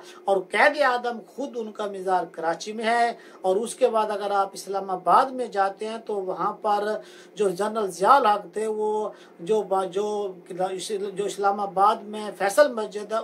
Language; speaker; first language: Urdu; native; Urdu